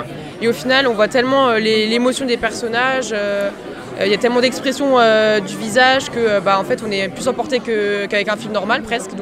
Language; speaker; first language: French; native; French